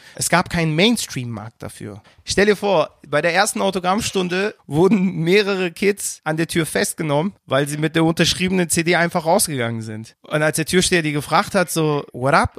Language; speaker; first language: German; early bilingual, other home language; Turkish